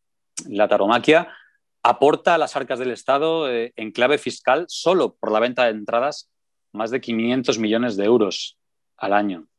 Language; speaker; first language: Spanish; native; Spanish